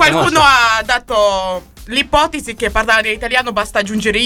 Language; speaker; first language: Italian; native; Italian